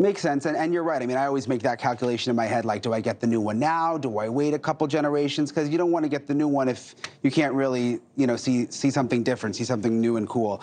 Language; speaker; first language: English; native; English